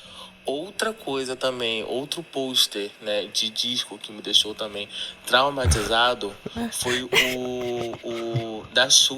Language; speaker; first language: Portuguese; native; Portuguese